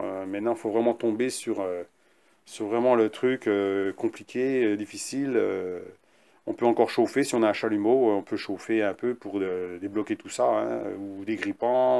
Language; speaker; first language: French; native; French